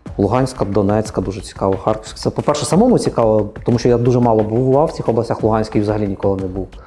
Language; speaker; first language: Ukrainian; native; Ukrainian